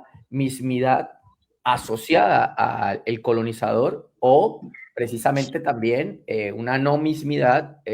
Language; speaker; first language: Spanish; native; Spanish